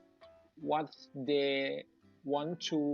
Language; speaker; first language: English; non-native, learner; Thai